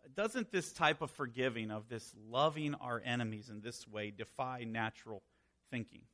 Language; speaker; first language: English; native; English